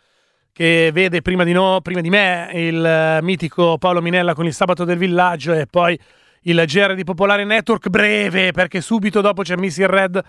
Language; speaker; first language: Italian; native; Italian